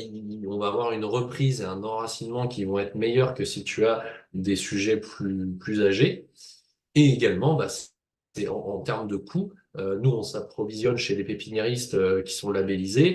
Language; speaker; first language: French; native; French